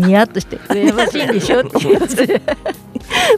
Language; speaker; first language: Japanese; native; Japanese